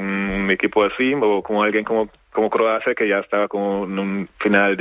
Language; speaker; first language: Spanish; non-native, fluent; German